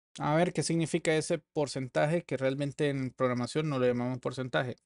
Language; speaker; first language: Spanish; native; Spanish